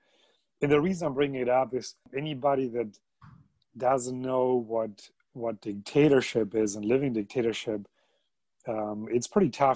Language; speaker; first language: English; non-native, fluent; German